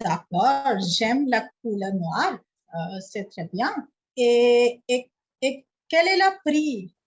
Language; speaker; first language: French; non-native, learner; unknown